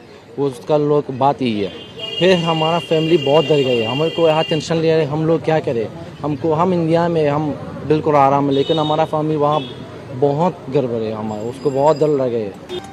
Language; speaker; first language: Hindi; non-native, learner; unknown